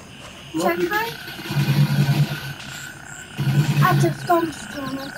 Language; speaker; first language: Polish; early bilingual, heritage; Polish